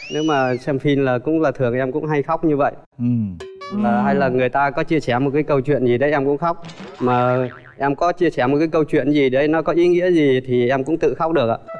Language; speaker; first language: Vietnamese; native; Vietnamese